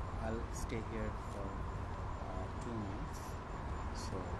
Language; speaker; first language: English; non-native, learner; Bangla